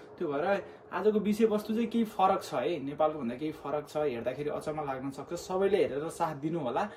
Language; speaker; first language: Nepali; native; Nepali